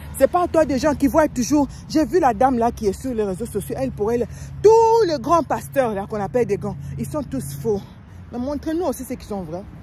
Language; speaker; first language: French; non-native, local second language; Lingala